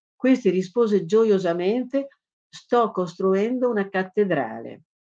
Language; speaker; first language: Italian; native; Italian